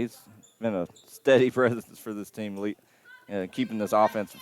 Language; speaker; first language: English; native; English